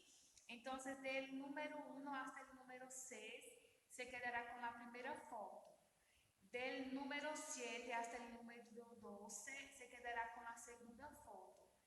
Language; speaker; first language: Spanish; non-native, learner; Portuguese